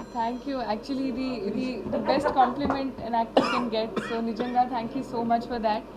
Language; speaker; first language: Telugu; non-native, learner; Hindi